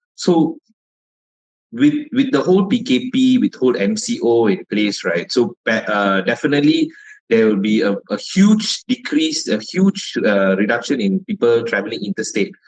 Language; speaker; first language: English; non-native, local second language; Malay